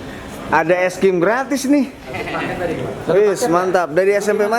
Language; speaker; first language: Indonesian; native; Indonesian